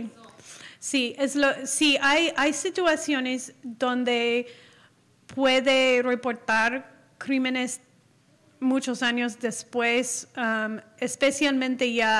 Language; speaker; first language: Spanish; non-native, fluent; English